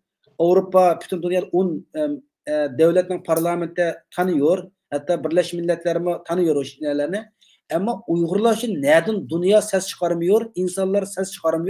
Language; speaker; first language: Turkish; non-native, learner; Uyghur